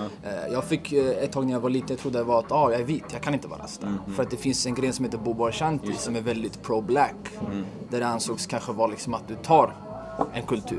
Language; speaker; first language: Swedish; native; Swedish